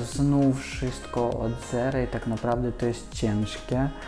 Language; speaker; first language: Polish; non-native, fluent; Russian